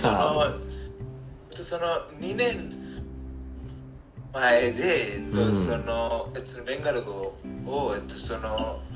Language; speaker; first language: Japanese; non-native, learner; Bangla